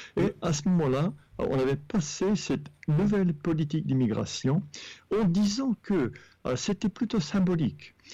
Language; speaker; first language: French; non-native, fluent; English